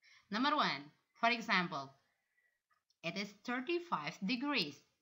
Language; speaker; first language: English; non-native, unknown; Indonesian